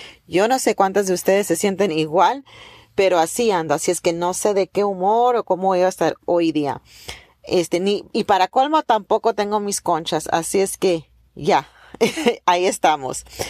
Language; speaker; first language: Spanish; early bilingual, heritage; Spanish